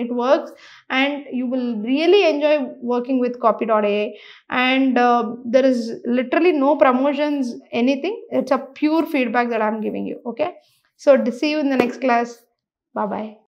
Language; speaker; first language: English; non-native, local second language; Telugu